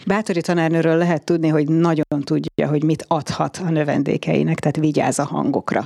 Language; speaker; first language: Hungarian; native; Hungarian